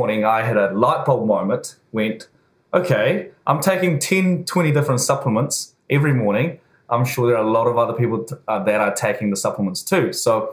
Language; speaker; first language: English; native; English